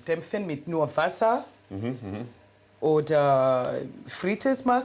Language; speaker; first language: German; non-native, learner; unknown